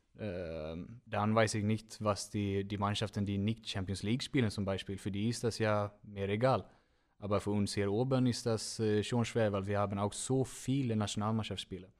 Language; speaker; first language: German; non-native, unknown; Swedish